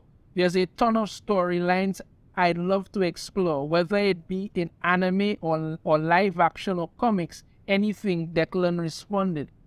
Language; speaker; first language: English; native; English